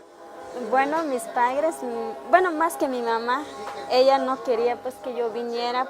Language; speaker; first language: Spanish; non-native, local second language; Tzotzil